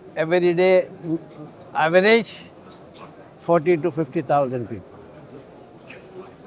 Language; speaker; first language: English; non-native, local second language; Malayalam